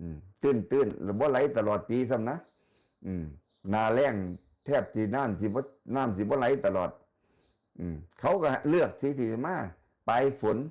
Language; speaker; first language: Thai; non-native, local second language; Northeastern Thai